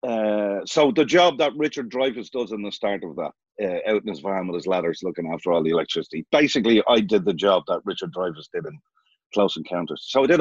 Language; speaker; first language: English; native; English